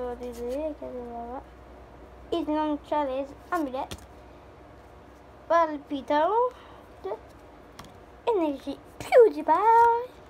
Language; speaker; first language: French; native; French